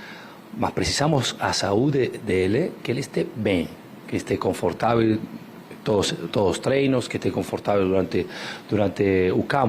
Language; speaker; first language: Portuguese; non-native, fluent; Spanish